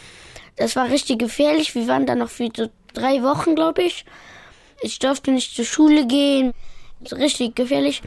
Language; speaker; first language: German; early bilingual, other home language; Pashto